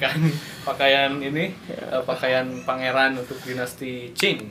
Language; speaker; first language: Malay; non-native, local second language; Sundanese